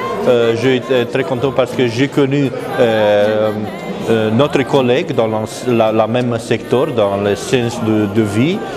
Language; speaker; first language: French; non-native, learner; Romanian